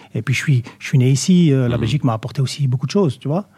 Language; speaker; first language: French; native; French